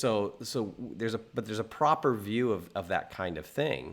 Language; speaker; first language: English; native; English